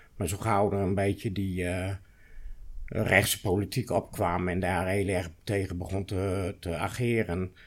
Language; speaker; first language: Dutch; native; Dutch